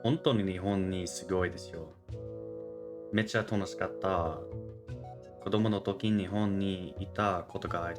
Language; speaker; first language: Japanese; non-native, learner; English